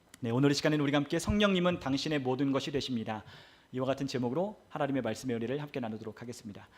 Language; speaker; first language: Korean; native; Korean